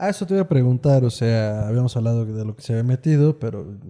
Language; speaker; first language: Spanish; native; Spanish